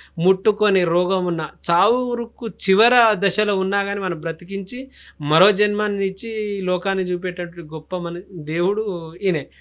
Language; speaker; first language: Telugu; non-native, local second language; Lambadi